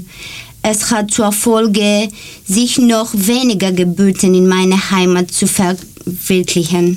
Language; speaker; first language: German; non-native, learner; Greek